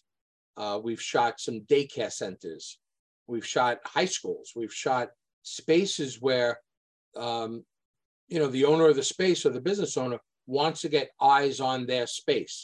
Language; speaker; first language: English; native; English